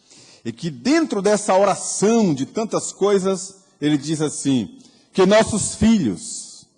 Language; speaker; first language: Portuguese; native; Portuguese